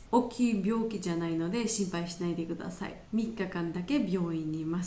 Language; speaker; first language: Japanese; non-native, learner; Georgian